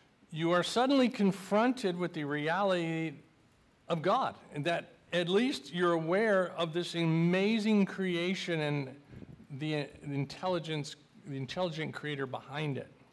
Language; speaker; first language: English; native; English